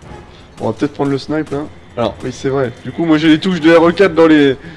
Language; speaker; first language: French; native; French